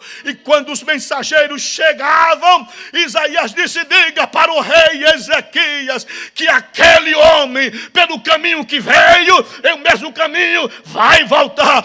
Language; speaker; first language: Portuguese; native; Portuguese